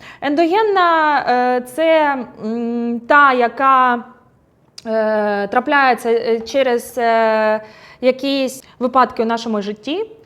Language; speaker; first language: Ukrainian; non-native, local second language; Russian